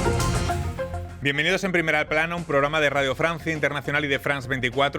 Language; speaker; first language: Spanish; native; Spanish